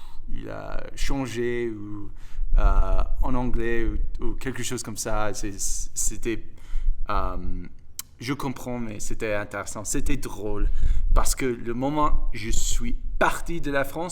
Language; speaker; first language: French; non-native, fluent; English